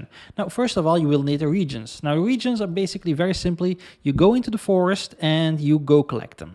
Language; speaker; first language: English; non-native, fluent; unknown